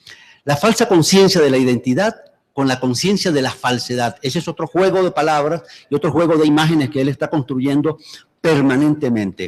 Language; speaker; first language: Spanish; native; Spanish